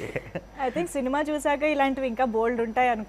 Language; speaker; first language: Telugu; native; Telugu